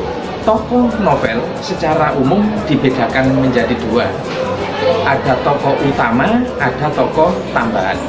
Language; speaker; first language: Indonesian; native; Indonesian